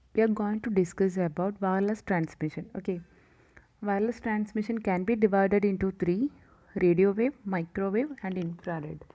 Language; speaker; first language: English; non-native, local second language; Malayalam